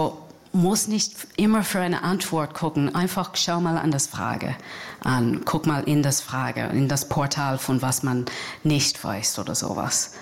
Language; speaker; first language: German; non-native, fluent; English